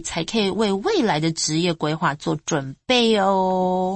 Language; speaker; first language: Chinese; native; Chinese